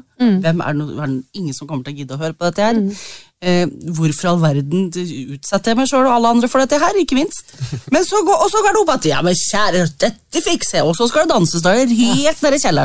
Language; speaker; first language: Norwegian; native; Norwegian